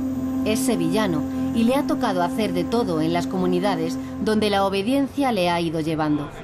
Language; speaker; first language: Spanish; native; Spanish